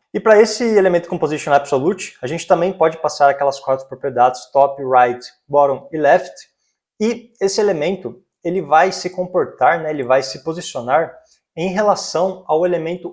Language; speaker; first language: Portuguese; native; Portuguese